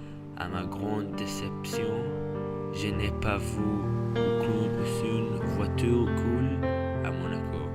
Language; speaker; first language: French; non-native, learner; English